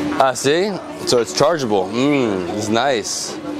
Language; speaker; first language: English; early bilingual, other home language; Spanish